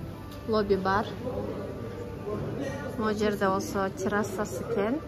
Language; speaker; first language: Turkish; non-native, learner; Kyrgyz